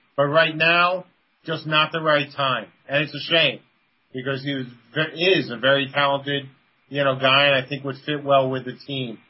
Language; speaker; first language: English; native; English